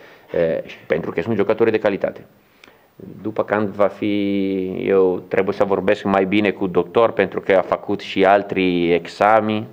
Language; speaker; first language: Romanian; non-native, learner; Italian